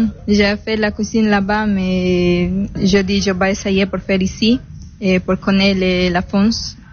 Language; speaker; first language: French; non-native, learner; Spanish